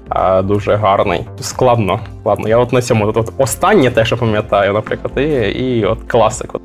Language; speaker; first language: Ukrainian; native; Ukrainian